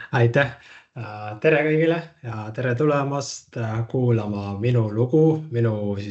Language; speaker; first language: Estonian; native; Estonian